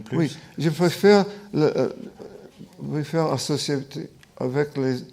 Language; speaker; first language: French; non-native, fluent; English